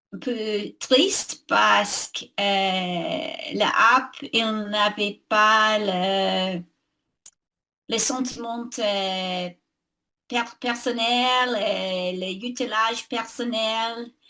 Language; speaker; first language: French; non-native, learner; English